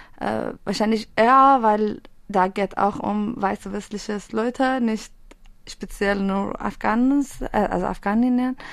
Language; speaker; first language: German; non-native, fluent; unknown